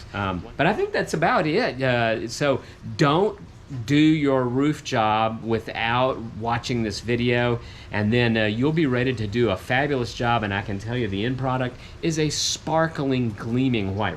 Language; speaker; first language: English; native; English